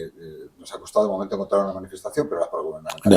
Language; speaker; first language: Spanish; native; Spanish